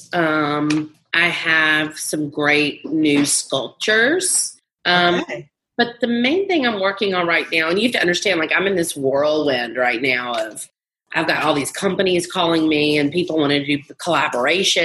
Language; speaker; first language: English; native; English